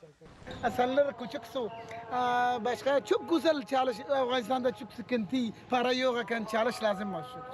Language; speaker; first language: Turkish; non-native, learner; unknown